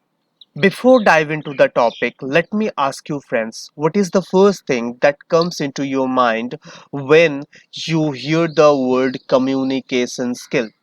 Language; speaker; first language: English; non-native, learner; Hindi